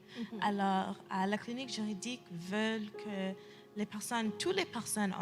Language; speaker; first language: French; early bilingual, heritage; English